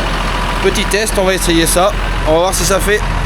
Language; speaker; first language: French; native; French